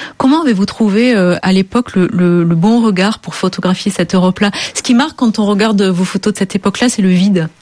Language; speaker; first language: French; native; French